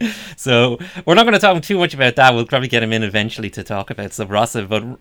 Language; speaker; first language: English; native; English